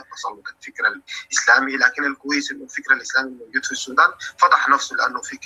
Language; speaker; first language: Arabic; native; Arabic